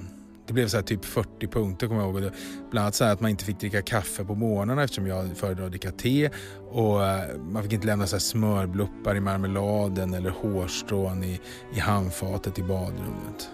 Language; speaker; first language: Swedish; native; Swedish